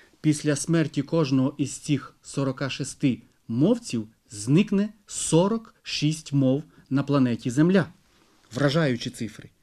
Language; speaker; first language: Ukrainian; native; Ukrainian